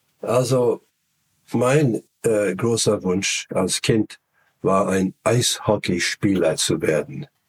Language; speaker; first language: German; non-native, fluent; English